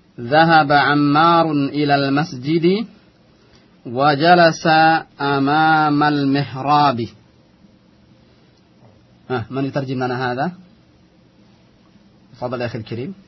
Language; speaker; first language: Arabic; non-native, fluent; Indonesian